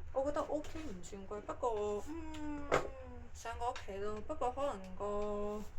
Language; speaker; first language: Cantonese; native; Cantonese